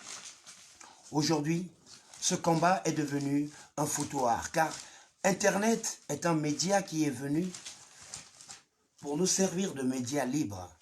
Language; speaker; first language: French; non-native, local second language; Lingala